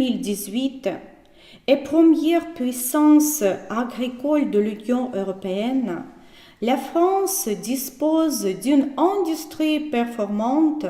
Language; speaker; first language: French; non-native, fluent; Russian